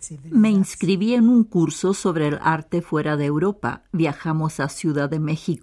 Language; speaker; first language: Spanish; non-native, fluent; Czech